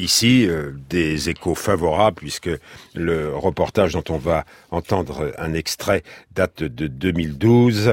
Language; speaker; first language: French; native; French